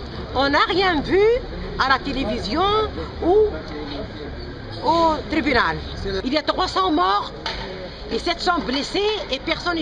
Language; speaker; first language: French; non-native, local second language; Arabic